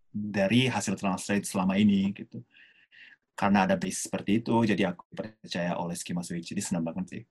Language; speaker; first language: Indonesian; non-native, fluent; Japanese